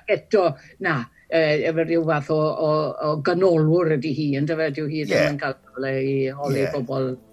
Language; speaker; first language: Welsh; native; Welsh